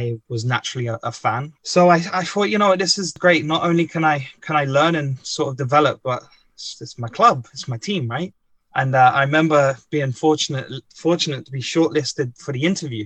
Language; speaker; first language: English; native; English